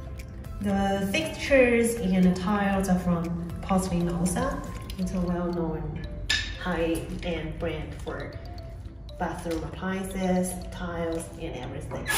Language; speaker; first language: English; non-native, fluent; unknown